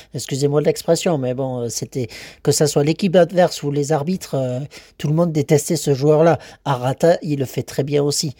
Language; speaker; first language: French; native; French